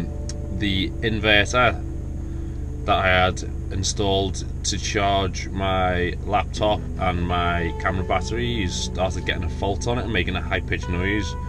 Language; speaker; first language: English; native; English